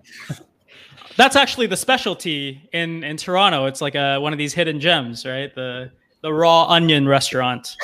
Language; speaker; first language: English; native; English